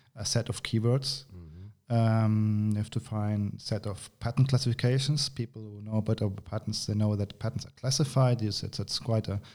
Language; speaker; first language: English; non-native, fluent; German